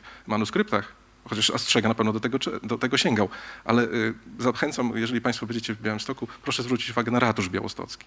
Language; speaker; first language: Polish; native; Polish